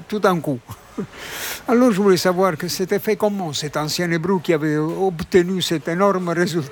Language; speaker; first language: French; non-native, fluent; Italian